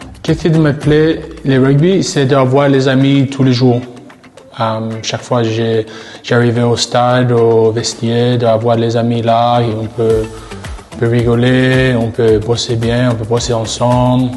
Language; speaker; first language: French; non-native, learner; English